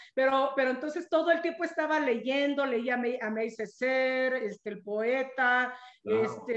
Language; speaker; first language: Spanish; non-native, local second language; Zapotec